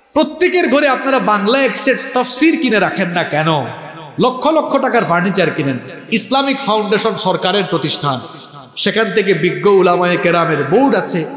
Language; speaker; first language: Bangla; non-native, local second language; Sylheti